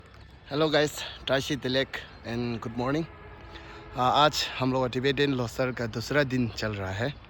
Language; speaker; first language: Hindi; non-native, local second language; Tibetan